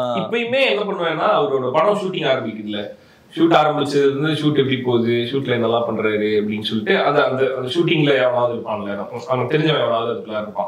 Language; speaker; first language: Tamil; native; Tamil